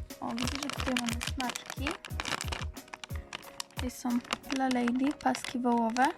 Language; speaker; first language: Polish; native; Polish